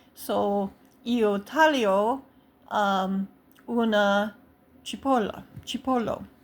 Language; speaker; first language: Italian; non-native, learner; English